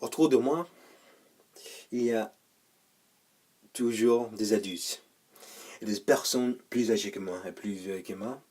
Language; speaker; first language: French; non-native, learner; English